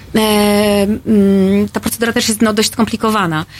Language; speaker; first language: Polish; native; Polish